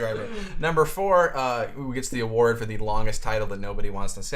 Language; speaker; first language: English; native; English